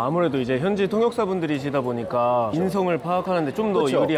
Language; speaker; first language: Korean; native; Korean